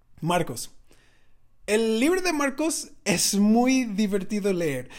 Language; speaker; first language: Spanish; non-native, fluent; English